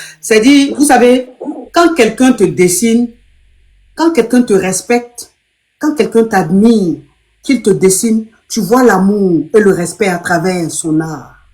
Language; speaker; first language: French; non-native, local second language; Lingala